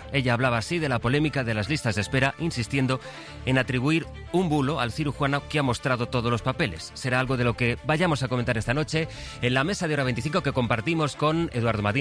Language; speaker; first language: Spanish; native; Spanish